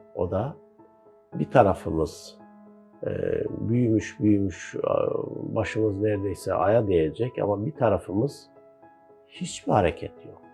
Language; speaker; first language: Turkish; native; Turkish